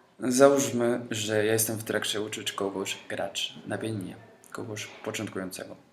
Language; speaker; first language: Polish; non-native, fluent; Spanish